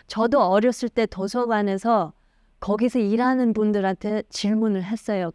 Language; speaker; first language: Korean; early bilingual, heritage; Korean